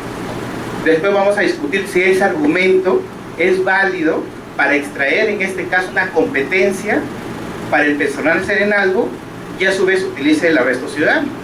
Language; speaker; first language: Spanish; native; Spanish